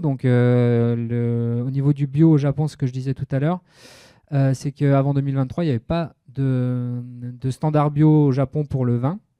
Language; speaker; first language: French; native; French